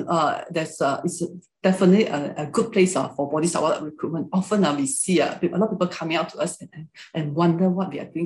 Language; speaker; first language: English; non-native, local second language; Hakka Chinese